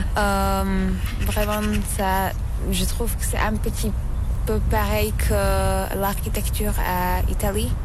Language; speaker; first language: French; non-native, learner; Slovak